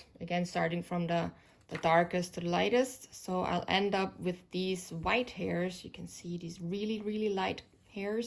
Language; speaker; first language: English; non-native, fluent; German